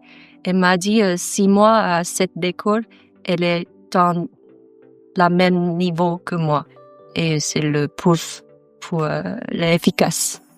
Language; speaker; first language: French; non-native, learner; Chinese